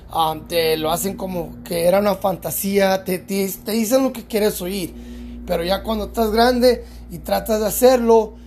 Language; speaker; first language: Spanish; early bilingual, heritage; Spanish